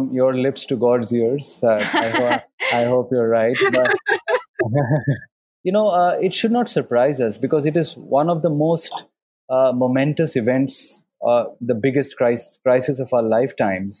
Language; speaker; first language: English; non-native, local second language; Bangla